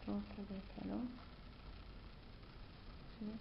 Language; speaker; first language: Spanish; non-native, fluent; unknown